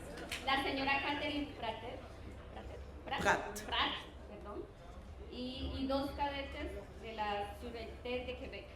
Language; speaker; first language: Spanish; native; Spanish